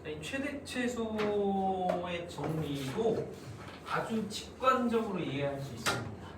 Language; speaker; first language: Korean; native; Korean